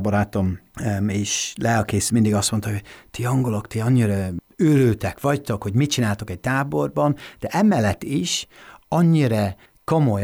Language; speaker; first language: Hungarian; non-native, fluent; English